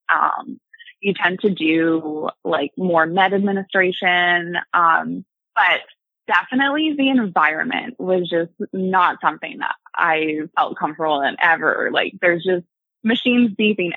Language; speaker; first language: English; native; English